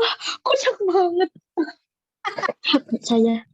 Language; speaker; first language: Indonesian; native; Indonesian